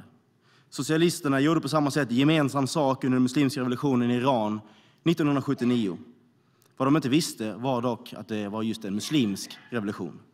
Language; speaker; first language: Swedish; native; Swedish